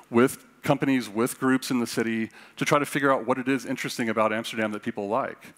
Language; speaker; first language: English; native; English